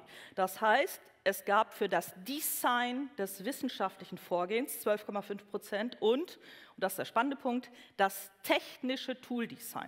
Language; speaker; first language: German; native; German